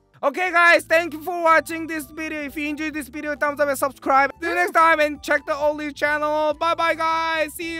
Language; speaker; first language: English; non-native, learner; Korean